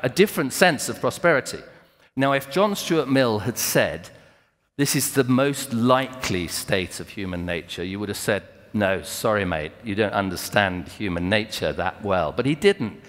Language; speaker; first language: English; native; English